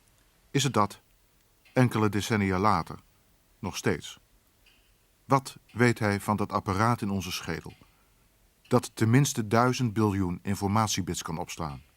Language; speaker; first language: Dutch; native; Dutch